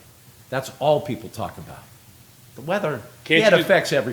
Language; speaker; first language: English; native; English